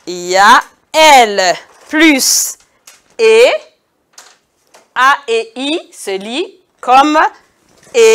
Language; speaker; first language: French; non-native, local second language; Kinyarwanda